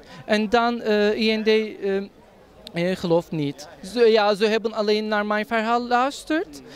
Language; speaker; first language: Dutch; non-native, learner; Turkish